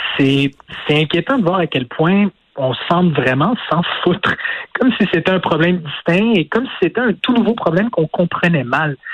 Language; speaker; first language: French; early bilingual, other home language; Portuguese